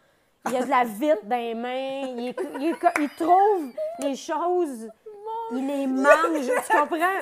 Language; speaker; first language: French; native; French